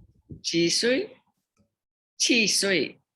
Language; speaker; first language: Chinese; non-native, learner; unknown